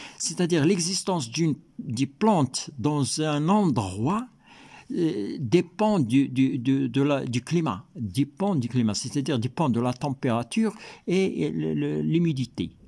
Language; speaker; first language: French; non-native, local second language; Arabic